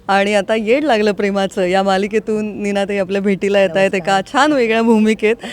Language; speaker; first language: Marathi; native; Marathi